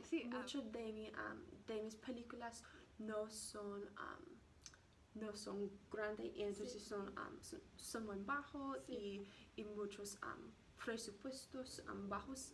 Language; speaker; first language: Spanish; non-native, learner; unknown